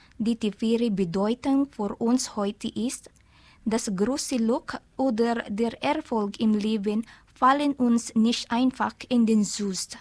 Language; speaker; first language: German; non-native, learner; Filipino